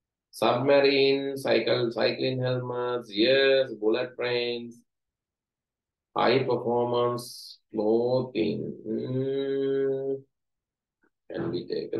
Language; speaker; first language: English; non-native, local second language; Sinhala